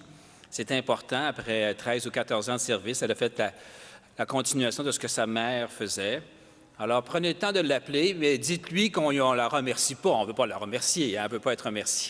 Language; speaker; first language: French; native; French